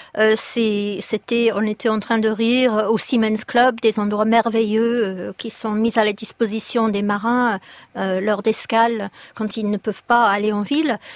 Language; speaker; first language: French; non-native, fluent; English